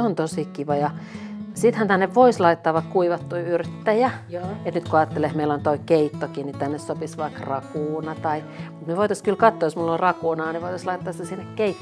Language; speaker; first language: Finnish; native; Finnish